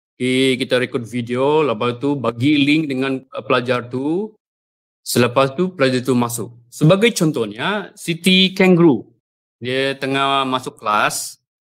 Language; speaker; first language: Malay; native; Malay